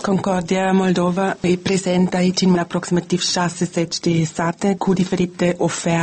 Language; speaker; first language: Romanian; non-native, learner; German